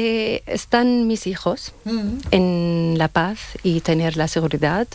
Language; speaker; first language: Spanish; non-native, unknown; Arabic